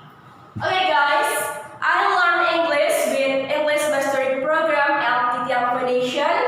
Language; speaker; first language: English; non-native, learner; Indonesian